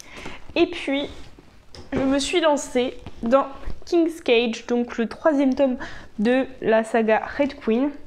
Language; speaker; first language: French; native; French